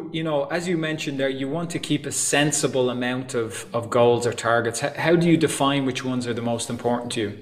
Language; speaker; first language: English; native; English